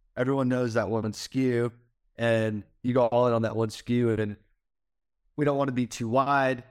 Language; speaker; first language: English; native; English